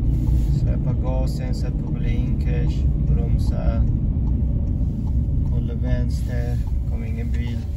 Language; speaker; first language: Swedish; non-native, fluent; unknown